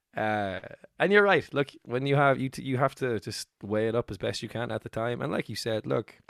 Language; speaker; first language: English; native; English